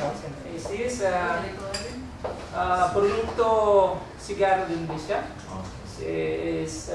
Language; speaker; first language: Spanish; non-native, learner; Indonesian